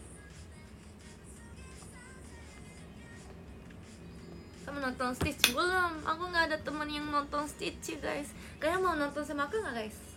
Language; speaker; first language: Indonesian; native; Indonesian